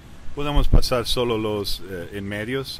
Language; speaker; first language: Spanish; early bilingual, heritage; English